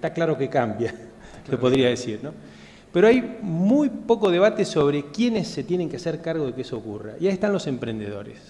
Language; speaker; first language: Spanish; native; Spanish